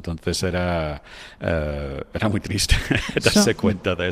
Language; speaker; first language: Spanish; non-native, fluent; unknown